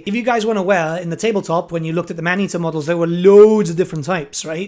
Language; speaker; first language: English; native; English